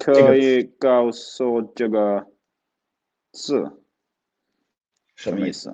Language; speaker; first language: Chinese; non-native, learner; Swedish